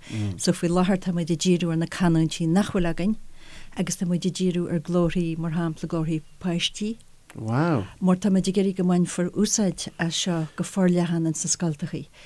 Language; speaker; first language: Irish; native; Irish